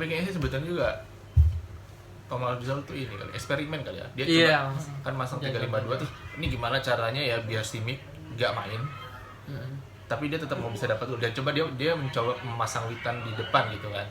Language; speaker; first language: Indonesian; native; Indonesian